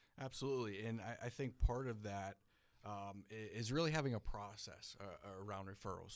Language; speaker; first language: English; native; English